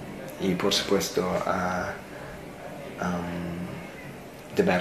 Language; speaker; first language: Spanish; non-native, learner; English